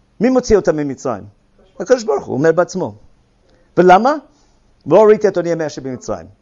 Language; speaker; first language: Hebrew; non-native, fluent; English